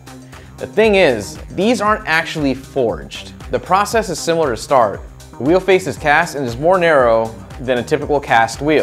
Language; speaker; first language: English; native; English